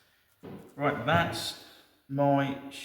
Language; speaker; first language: English; native; English